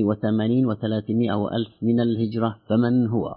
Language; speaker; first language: Arabic; native; Arabic